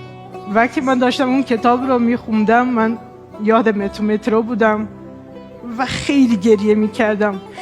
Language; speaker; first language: Persian; non-native, fluent; Portuguese